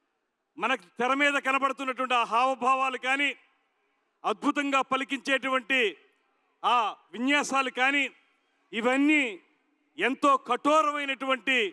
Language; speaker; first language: Telugu; native; Telugu